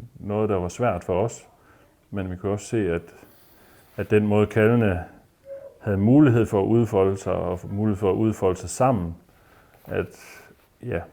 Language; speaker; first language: Danish; native; Danish